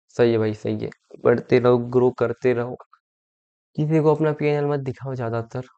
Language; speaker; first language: Hindi; non-native, local second language; Marathi